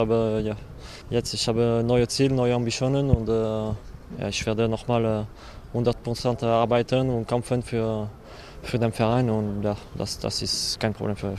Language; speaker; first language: German; non-native, learner; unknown